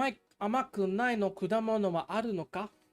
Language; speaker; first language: Japanese; non-native, learner; English